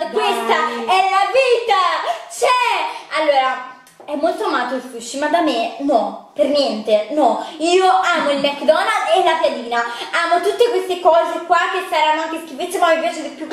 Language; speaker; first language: Italian; native; Italian